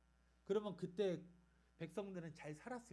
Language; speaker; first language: Korean; native; Korean